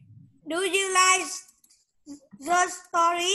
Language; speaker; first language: English; non-native, learner; Vietnamese